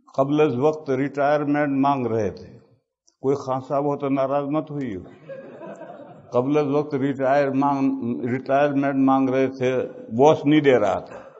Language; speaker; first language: Urdu; non-native, local second language; Gujarati